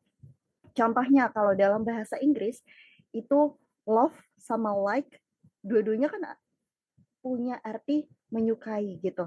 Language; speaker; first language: Indonesian; native; Indonesian